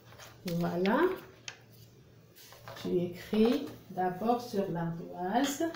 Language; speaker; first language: French; non-native, local second language; Arabic